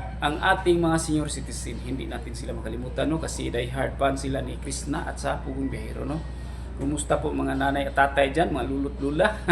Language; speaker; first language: Filipino; non-native, local second language; Cebuano